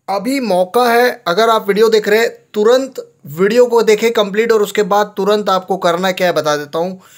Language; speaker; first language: Hindi; native; Hindi